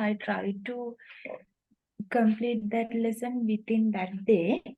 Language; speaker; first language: English; non-native, learner; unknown